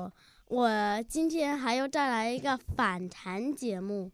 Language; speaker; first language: Chinese; early bilingual, heritage; Chinese